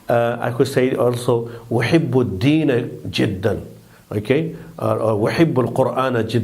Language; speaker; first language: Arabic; non-native, fluent; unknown